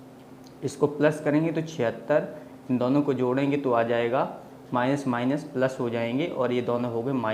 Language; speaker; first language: Hindi; native; Hindi